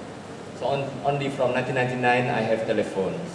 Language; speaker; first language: English; non-native, learner; Indonesian